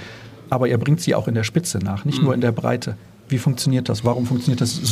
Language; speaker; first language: German; native; German